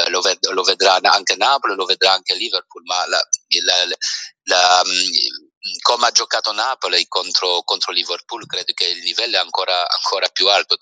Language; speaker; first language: Italian; early bilingual, heritage; French